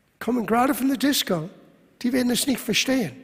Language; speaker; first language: German; non-native, fluent; English